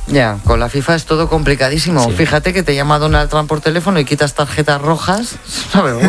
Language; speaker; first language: Spanish; native; Spanish